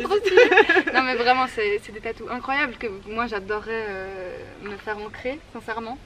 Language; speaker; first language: French; native; French